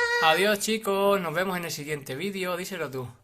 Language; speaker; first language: Spanish; native; Spanish